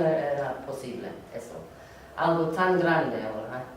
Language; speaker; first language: Spanish; non-native, learner; English